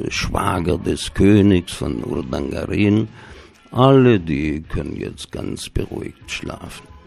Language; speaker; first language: German; native; German